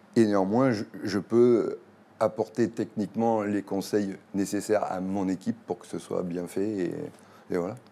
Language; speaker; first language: French; native; French